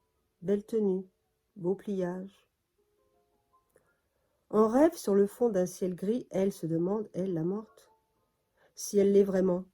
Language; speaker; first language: French; native; French